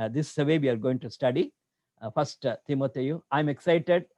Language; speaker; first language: English; non-native, local second language; Tamil